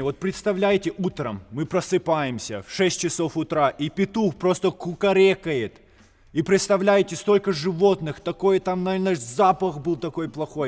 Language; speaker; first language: Russian; early bilingual, heritage; Russian